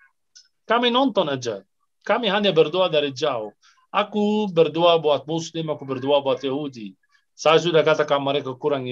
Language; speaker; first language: Indonesian; non-native, fluent; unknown